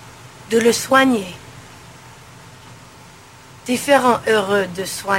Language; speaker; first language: French; non-native, learner; English